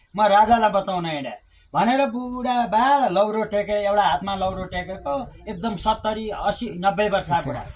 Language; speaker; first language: Nepali; native; Nepali